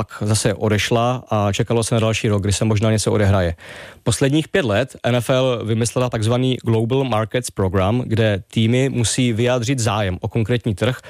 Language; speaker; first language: Czech; native; Czech